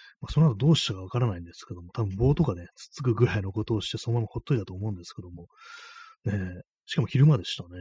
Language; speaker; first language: Japanese; native; Japanese